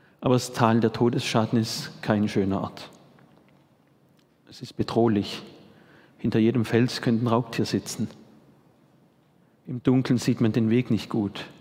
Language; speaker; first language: German; native; German